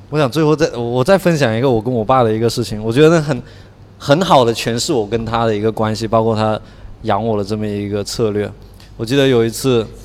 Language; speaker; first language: Chinese; non-native, local second language; Min Nan Chinese